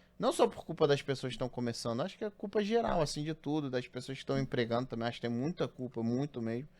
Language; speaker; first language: Portuguese; native; Portuguese